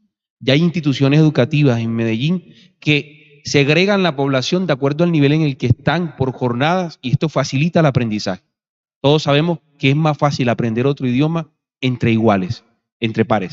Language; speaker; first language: Spanish; native; Spanish